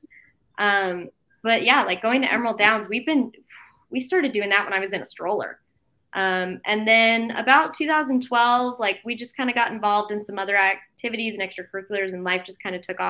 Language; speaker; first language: English; native; English